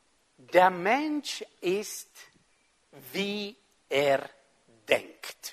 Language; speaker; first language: German; non-native, fluent; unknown